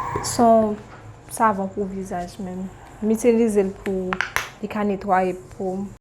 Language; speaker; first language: French; non-native, learner; Haitian Creole